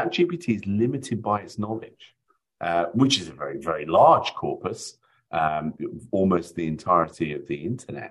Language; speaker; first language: English; native; English